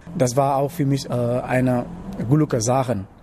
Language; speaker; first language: German; non-native, learner; Wolof